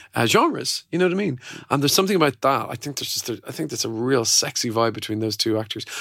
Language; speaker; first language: English; native; English